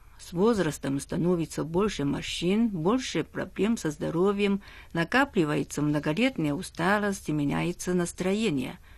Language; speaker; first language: Russian; non-native, fluent; Chinese